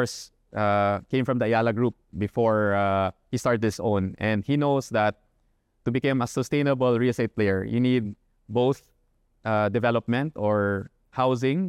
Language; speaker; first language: English; non-native, local second language; Cebuano